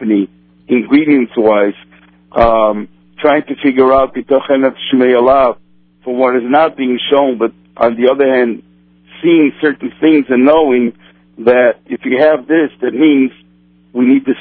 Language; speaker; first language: English; non-native, fluent; Portuguese